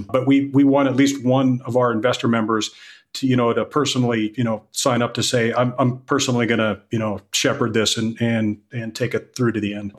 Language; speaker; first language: English; native; English